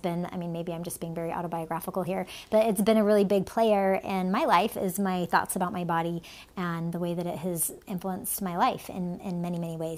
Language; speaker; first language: English; native; English